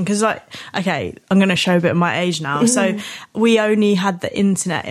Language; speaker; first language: English; native; English